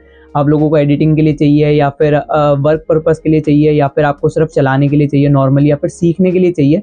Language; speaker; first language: Hindi; native; Hindi